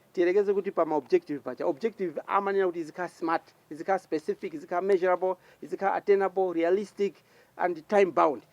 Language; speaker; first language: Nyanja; native; Nyanja